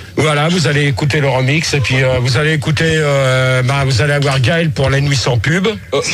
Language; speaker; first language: French; native; French